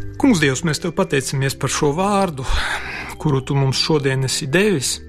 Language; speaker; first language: Latvian; non-native, local second language; Polish